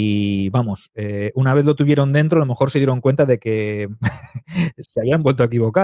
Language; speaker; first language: Spanish; native; Spanish